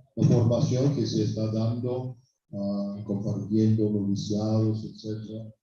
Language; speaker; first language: Spanish; non-native, fluent; English